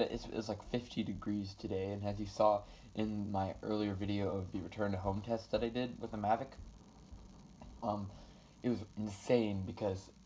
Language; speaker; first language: English; native; English